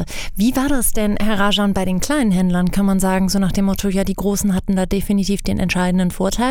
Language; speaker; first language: German; native; German